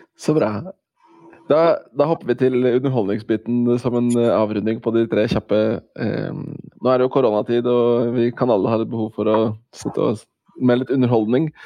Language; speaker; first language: Norwegian; native; Norwegian